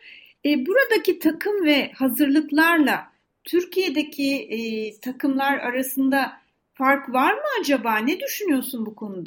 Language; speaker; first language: Turkish; native; Turkish